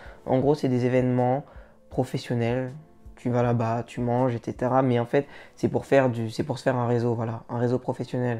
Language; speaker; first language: French; native; French